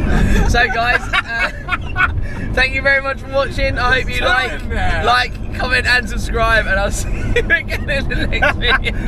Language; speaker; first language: English; native; English